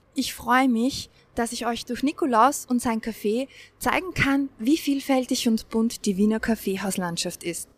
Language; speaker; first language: German; native; German